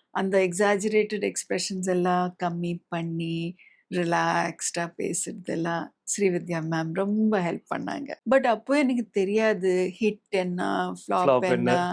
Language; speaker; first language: Tamil; non-native, local second language; English